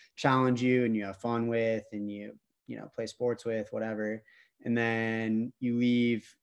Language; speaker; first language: English; native; English